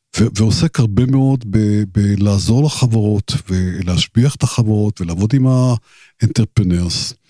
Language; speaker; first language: Hebrew; native; Hebrew